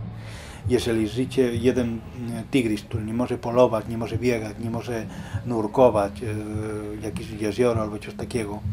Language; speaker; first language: Polish; non-native, learner; Spanish